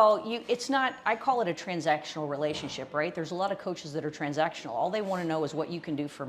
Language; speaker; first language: English; native; English